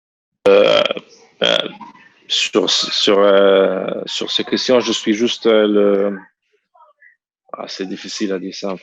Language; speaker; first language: French; non-native, learner; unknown